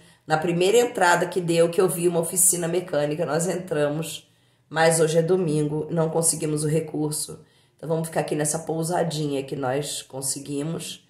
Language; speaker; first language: Portuguese; native; Portuguese